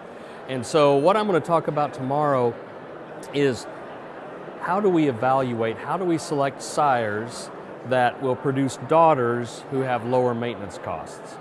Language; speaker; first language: English; native; English